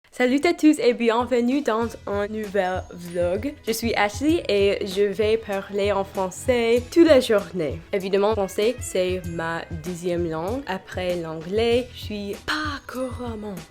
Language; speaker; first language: French; non-native, learner; English